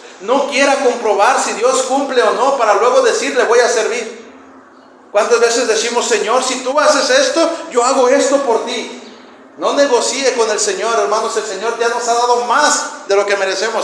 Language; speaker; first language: Spanish; native; Spanish